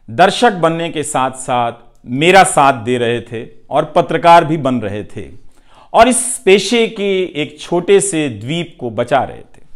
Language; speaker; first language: Hindi; non-native, local second language; Bhojpuri